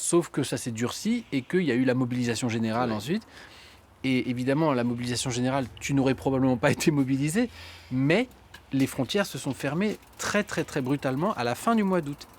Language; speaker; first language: French; native; French